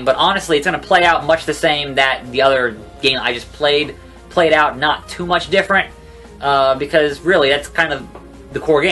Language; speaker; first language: English; native; English